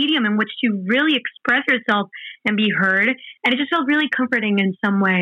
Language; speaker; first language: English; non-native, fluent; Spanish